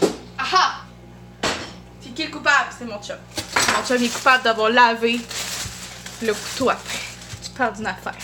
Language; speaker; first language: French; native; French